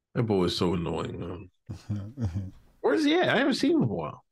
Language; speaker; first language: English; native; English